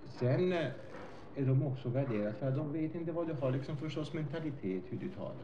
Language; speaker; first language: Swedish; non-native, fluent; Greek